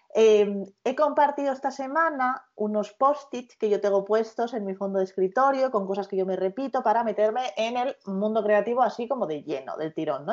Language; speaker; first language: Spanish; native; Spanish